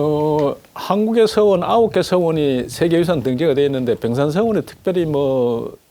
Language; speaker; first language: Korean; native; Korean